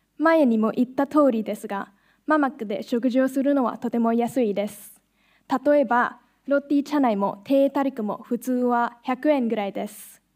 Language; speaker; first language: Japanese; non-native, fluent; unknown